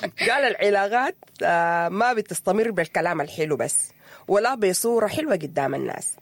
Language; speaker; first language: Arabic; native; Arabic